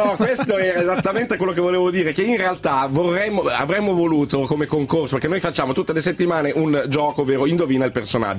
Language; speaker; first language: Italian; native; Italian